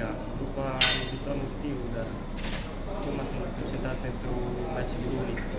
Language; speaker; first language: Romanian; non-native, learner; Italian